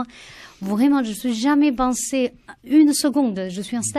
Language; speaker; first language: French; non-native, learner; Chinese